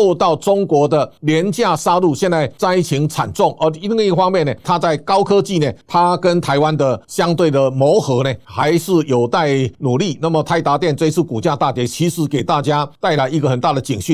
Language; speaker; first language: Chinese; native; Chinese